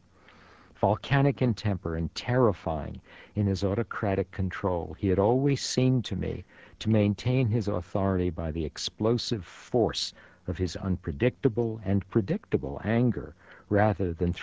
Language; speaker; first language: English; early bilingual, other home language; Yiddish